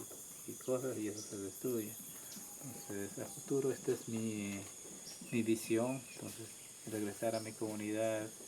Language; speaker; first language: Spanish; non-native, local second language; Quechua